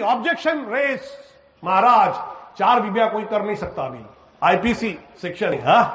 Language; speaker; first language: Hindi; non-native, local second language; Marathi